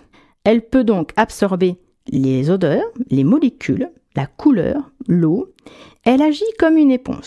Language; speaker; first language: French; native; French